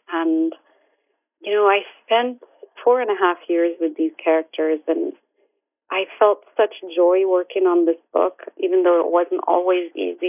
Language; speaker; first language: English; non-native, fluent; Arabic